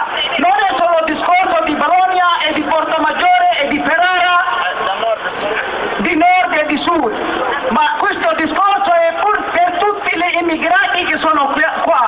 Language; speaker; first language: Italian; non-native, learner; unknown